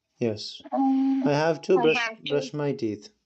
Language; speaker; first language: English; non-native, local second language; Malayalam